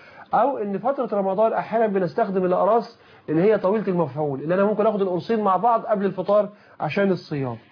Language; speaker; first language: Arabic; native; Arabic